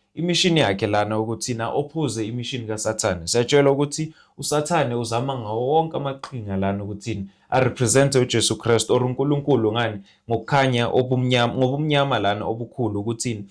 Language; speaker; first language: Zulu; native; Zulu